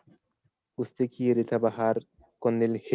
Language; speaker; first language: Spanish; non-native, learner; Portuguese